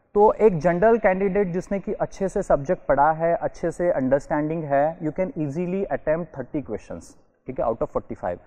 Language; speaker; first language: Hindi; non-native, fluent; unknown